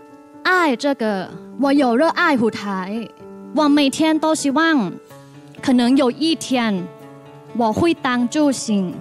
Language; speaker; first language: Chinese; non-native, learner; Thai